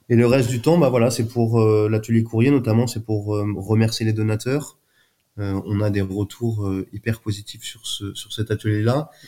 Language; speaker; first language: French; native; French